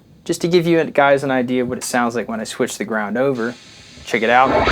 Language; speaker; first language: English; native; English